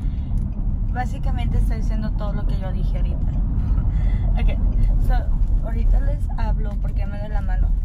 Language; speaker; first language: Spanish; early bilingual, other home language; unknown